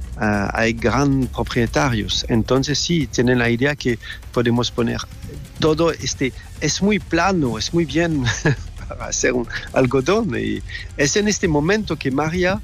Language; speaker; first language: Spanish; non-native, fluent; French